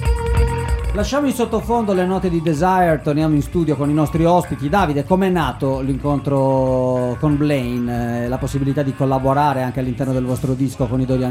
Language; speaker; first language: Italian; native; Italian